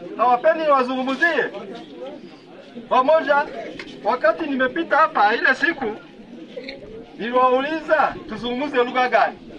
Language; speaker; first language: Swahili; non-native, local second language; Kinyarwanda